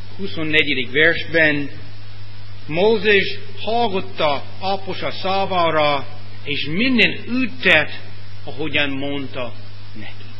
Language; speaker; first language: Hungarian; non-native, fluent; English